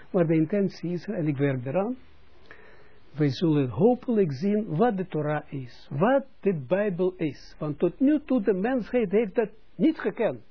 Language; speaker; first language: Dutch; non-native, fluent; Russian